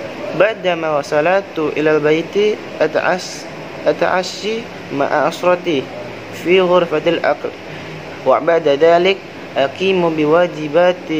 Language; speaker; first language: Arabic; non-native, learner; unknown